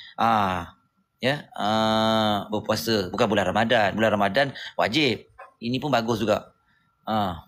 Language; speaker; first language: Malay; native; Malay